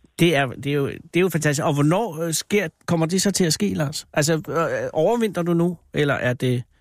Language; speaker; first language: Danish; native; Danish